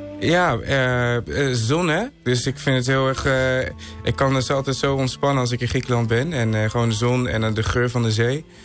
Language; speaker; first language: Dutch; early bilingual, other home language; Greek